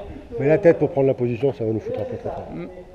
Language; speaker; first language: French; native; French